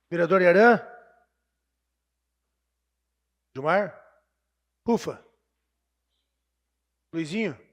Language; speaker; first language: Portuguese; native; Portuguese